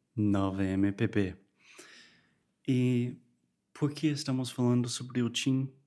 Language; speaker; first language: Portuguese; non-native, fluent; English